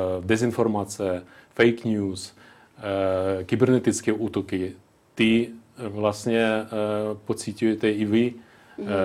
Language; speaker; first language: Czech; non-native, local second language; Ukrainian